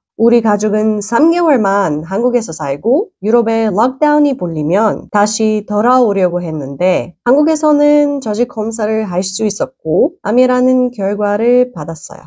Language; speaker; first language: Korean; non-native, fluent; Bulgarian